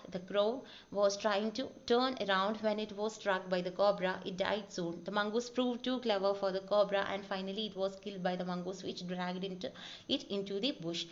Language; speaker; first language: English; non-native, local second language; Malayalam